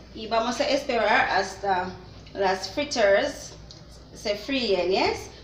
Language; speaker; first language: Spanish; non-native, fluent; English